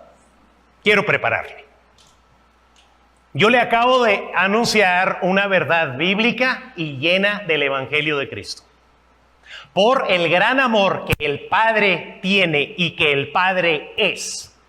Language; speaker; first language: Spanish; non-native, fluent; English